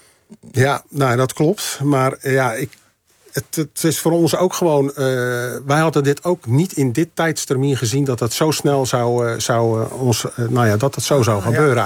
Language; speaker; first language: Dutch; native; Dutch